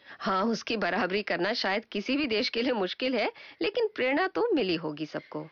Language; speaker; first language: Hindi; non-native, fluent; Japanese